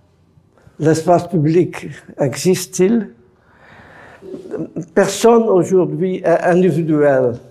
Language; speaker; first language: French; non-native, fluent; Dutch